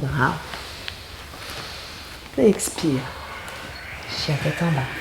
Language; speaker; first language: French; native; French